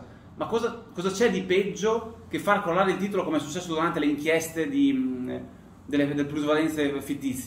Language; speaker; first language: Italian; native; Italian